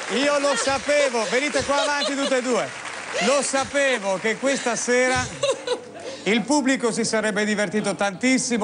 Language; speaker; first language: Italian; native; Italian